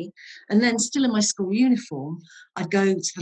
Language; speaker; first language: English; native; English